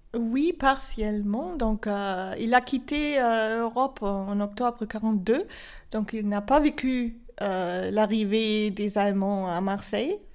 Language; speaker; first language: French; non-native, fluent; German